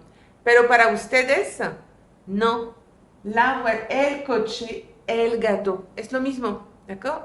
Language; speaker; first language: Spanish; non-native, fluent; French